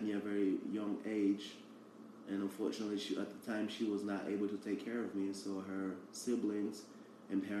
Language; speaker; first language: English; early bilingual, other home language; Portuguese